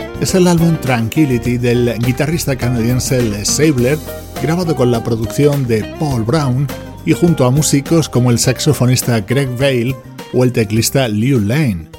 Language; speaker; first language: Spanish; native; Spanish